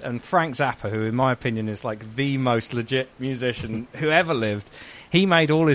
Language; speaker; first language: English; native; English